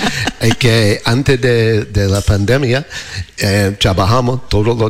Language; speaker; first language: Spanish; non-native, learner; English